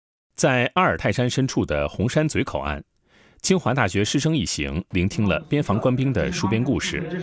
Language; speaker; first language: Chinese; native; Chinese